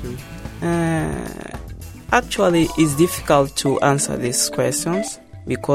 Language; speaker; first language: English; non-native, local second language; Portuguese